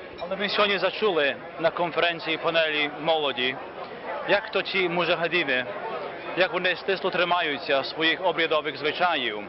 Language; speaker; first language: Ukrainian; early bilingual, heritage; Ukrainian